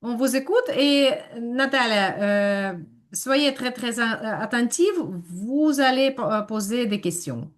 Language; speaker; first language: French; non-native, fluent; Ukrainian